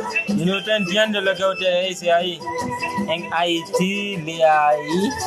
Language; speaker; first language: Spanish; non-native, learner; Haitian Creole